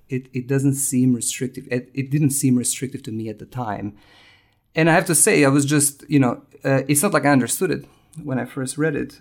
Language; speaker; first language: English; non-native, fluent; Albanian